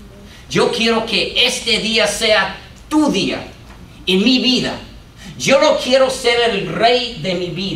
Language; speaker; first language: Spanish; non-native, fluent; English